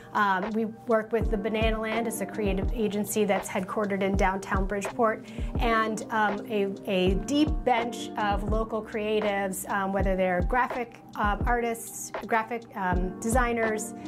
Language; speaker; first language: English; native; English